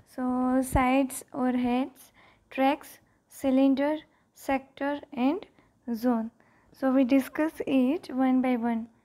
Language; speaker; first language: English; non-native, local second language; Gujarati